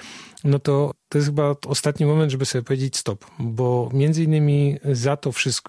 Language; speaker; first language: Polish; native; Polish